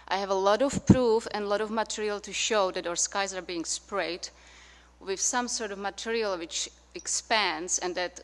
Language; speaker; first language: English; non-native, fluent; Czech